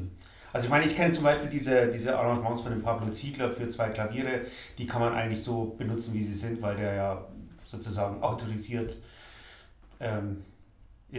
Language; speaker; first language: German; native; German